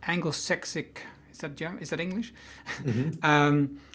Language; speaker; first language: English; non-native, fluent; Dutch